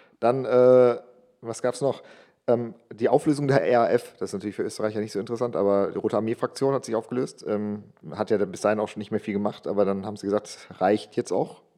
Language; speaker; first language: German; non-native, local second language; English